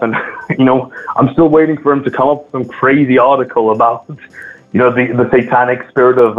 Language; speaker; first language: English; native; English